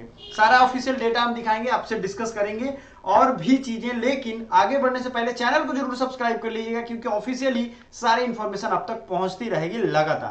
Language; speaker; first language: Hindi; native; Hindi